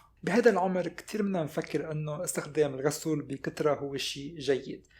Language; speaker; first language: Arabic; native; Arabic